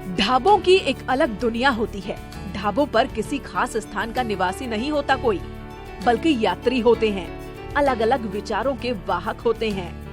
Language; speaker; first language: Hindi; native; Hindi